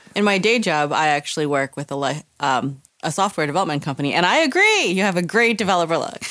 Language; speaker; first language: English; native; English